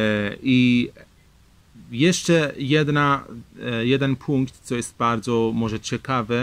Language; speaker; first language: Polish; non-native, fluent; Persian